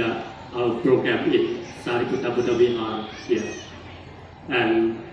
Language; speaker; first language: English; non-native, learner; Thai